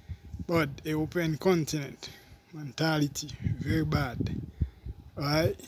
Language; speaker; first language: English; non-native, fluent; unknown